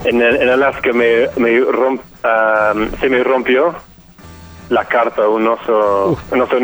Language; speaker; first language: Spanish; non-native, fluent; English